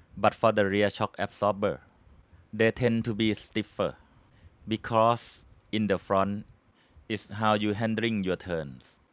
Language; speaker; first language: English; non-native, fluent; Thai